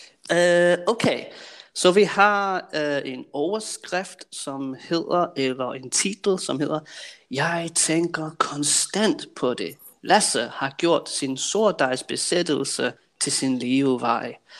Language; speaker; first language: Danish; native; Danish